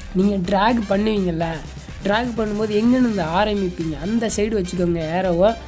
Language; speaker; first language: Tamil; native; Tamil